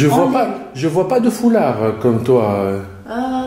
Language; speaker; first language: French; native; French